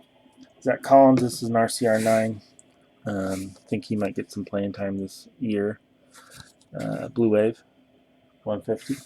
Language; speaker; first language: English; native; English